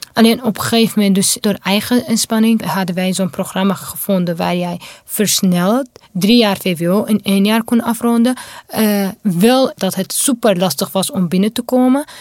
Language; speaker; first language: Dutch; non-native, fluent; Kurdish